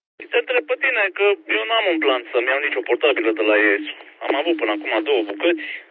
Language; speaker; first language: Romanian; native; Romanian